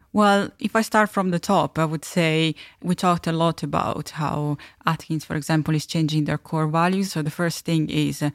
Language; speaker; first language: English; non-native, fluent; Italian